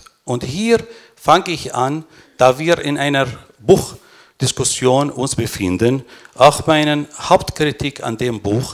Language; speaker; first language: German; non-native, fluent; Arabic